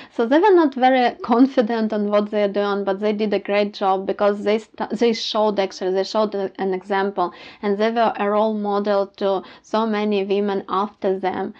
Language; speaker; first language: English; non-native, fluent; Ukrainian